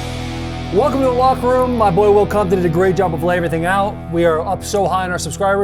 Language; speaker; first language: English; native; English